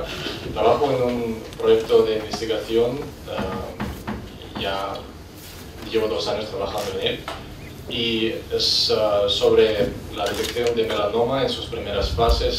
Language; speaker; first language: Spanish; non-native, fluent; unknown